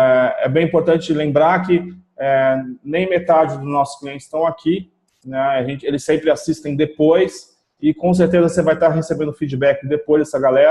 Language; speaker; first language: Portuguese; native; Portuguese